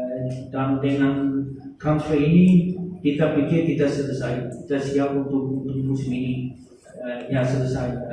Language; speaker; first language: Indonesian; non-native, fluent; Dutch